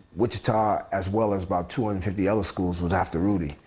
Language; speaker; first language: English; native; English